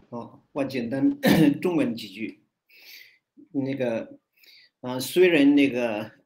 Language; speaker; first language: Chinese; non-native, fluent; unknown